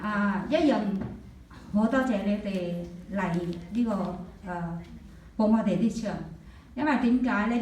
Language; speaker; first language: Cantonese; non-native, fluent; Thai